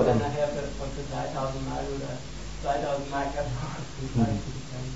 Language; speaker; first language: German; native; German